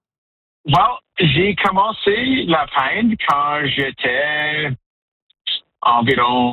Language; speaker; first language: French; non-native, local second language; English